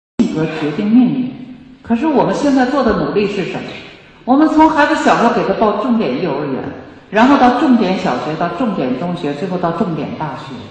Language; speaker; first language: Chinese; native; Chinese